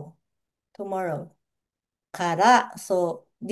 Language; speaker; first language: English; non-native, local second language; Filipino